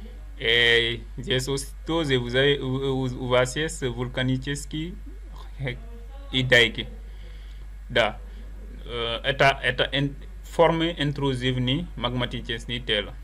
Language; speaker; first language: Russian; non-native, learner; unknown